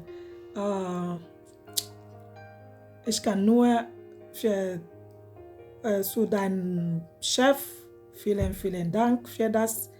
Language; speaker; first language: German; non-native, learner; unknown